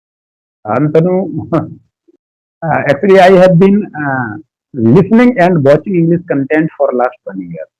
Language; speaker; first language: English; non-native, learner; Hindi